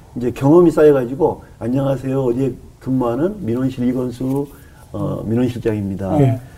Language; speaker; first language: Korean; native; Korean